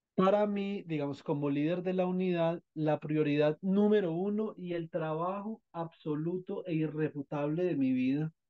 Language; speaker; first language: Spanish; native; Spanish